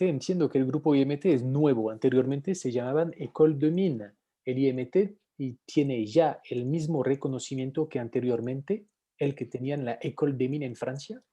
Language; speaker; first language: Spanish; non-native, fluent; French